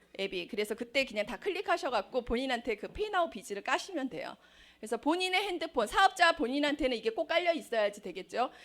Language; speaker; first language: Korean; native; Korean